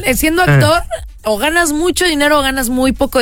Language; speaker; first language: Spanish; native; Spanish